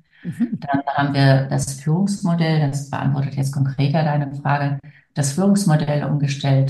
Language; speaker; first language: German; native; German